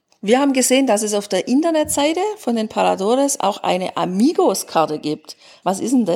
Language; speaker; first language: German; native; German